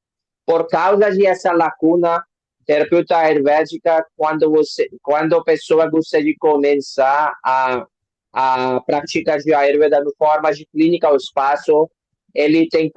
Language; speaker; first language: Portuguese; non-native, learner; Hindi